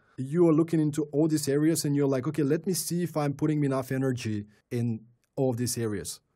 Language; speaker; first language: English; non-native, fluent; Bulgarian